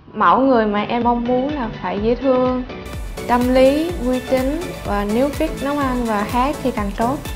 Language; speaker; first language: Vietnamese; early bilingual, heritage; Vietnamese